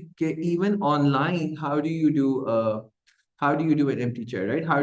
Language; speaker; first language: English; non-native, local second language; Urdu